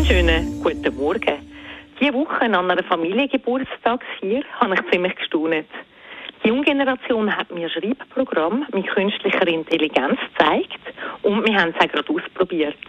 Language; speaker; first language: German; native; German